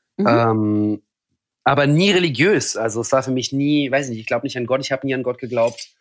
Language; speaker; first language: German; early bilingual, other home language; Russian